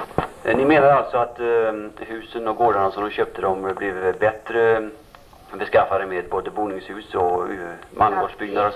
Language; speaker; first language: Swedish; native; Swedish